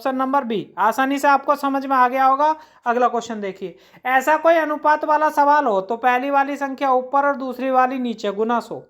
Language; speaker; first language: Hindi; native; Hindi